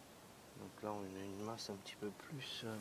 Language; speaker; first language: French; native; French